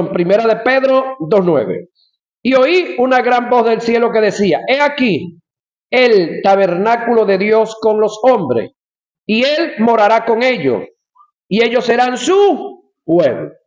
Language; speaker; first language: Spanish; native; Spanish